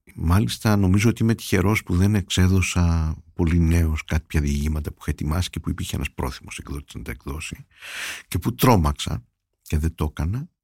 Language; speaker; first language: Greek; early bilingual, heritage; Greek